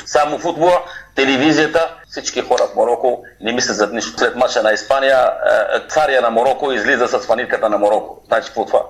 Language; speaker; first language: Bulgarian; non-native, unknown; Arabic